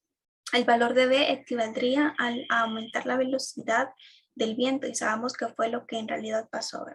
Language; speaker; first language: Spanish; native; Spanish